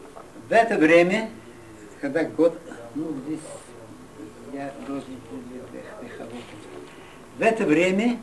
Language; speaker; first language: Russian; non-native, fluent; Yiddish